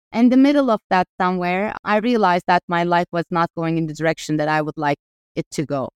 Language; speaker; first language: English; non-native, fluent; Turkish